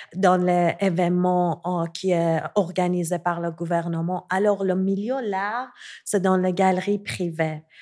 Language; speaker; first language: French; non-native, learner; Persian